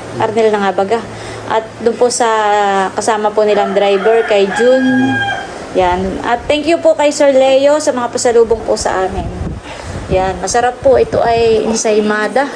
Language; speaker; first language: Filipino; native; Filipino